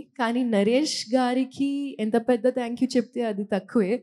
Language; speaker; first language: Telugu; non-native, local second language; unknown